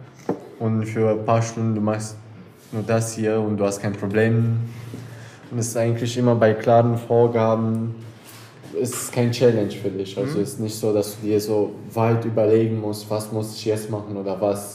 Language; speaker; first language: German; non-native, local second language; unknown